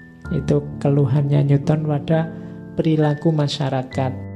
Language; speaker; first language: Indonesian; non-native, local second language; Javanese